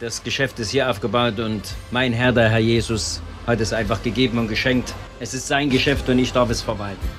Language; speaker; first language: German; native; German